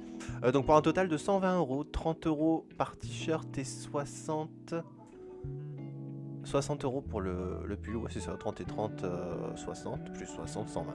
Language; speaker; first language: French; native; French